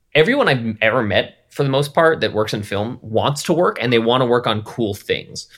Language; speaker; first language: English; native; English